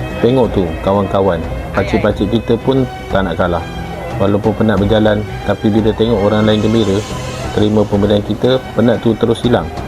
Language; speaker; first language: Malay; native; Malay